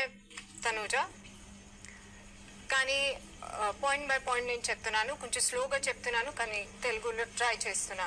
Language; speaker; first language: Telugu; non-native, learner; Hindi